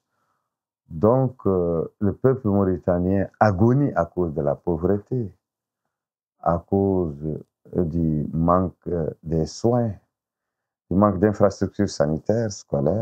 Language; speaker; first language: French; non-native, local second language; Arabic